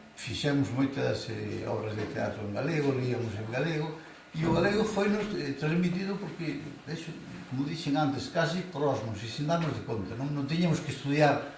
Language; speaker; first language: Galician; non-native, local second language; Spanish